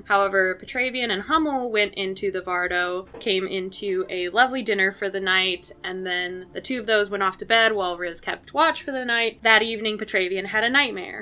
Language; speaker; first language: English; native; English